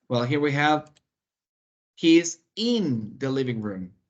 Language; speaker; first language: English; non-native, fluent; Spanish